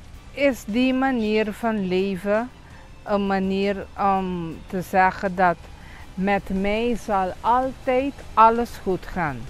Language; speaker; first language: Dutch; non-native, local second language; Papiamento